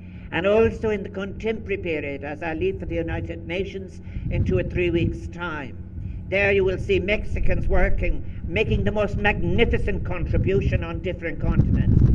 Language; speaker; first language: English; native; English